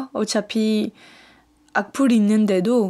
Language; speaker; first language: Korean; non-native, fluent; French